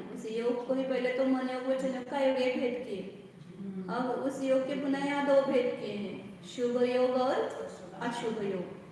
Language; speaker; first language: Hindi; non-native, local second language; Marathi